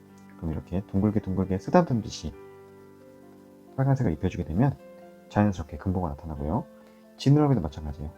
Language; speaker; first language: Korean; native; Korean